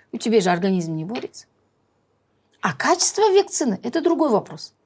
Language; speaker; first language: Russian; non-native, local second language; Kazakh